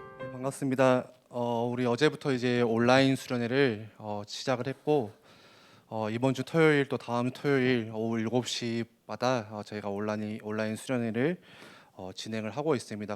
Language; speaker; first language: Korean; native; Korean